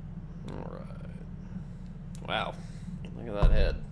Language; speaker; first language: English; native; English